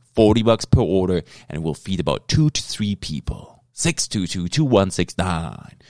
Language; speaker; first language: English; non-native, fluent; German